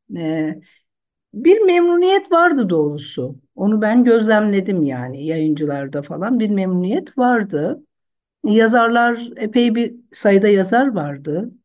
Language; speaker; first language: Turkish; non-native, local second language; Zaza